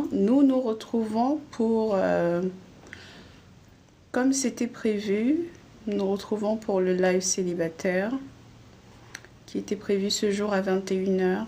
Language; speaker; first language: French; native; French